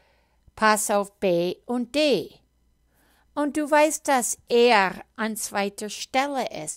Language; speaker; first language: German; non-native, fluent; English